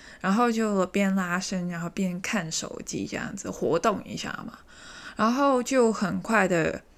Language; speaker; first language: Chinese; native; Chinese